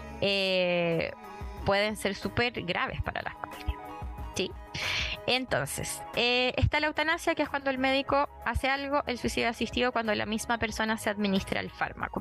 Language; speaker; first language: Spanish; native; Spanish